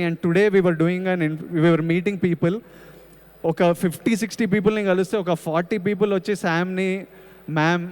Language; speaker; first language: Telugu; native; Telugu